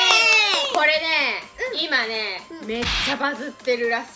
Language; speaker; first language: Japanese; native; Japanese